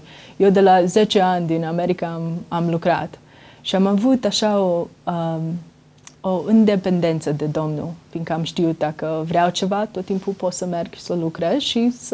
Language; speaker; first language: Romanian; early bilingual, heritage; Romanian